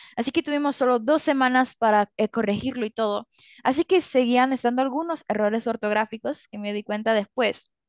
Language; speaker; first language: Spanish; early bilingual, other home language; Italian